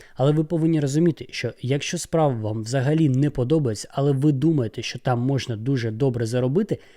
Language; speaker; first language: Ukrainian; non-native, local second language; Russian